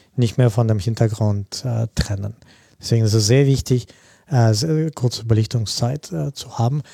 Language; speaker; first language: German; non-native, fluent; Russian